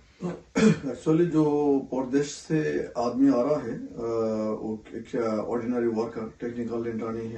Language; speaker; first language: Hindi; non-native, local second language; Bangla